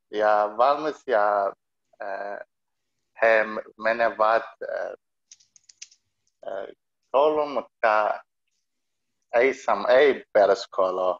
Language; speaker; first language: Finnish; non-native, learner; Arabic